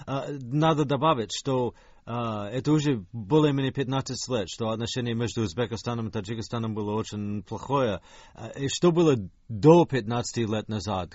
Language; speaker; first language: Russian; non-native, fluent; English